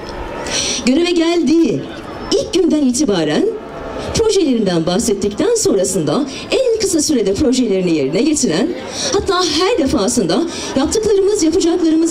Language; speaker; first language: Turkish; native; Turkish